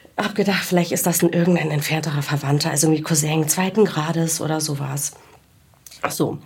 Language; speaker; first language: German; early bilingual, other home language; Greek